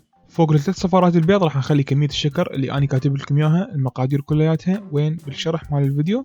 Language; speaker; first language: Arabic; native; Arabic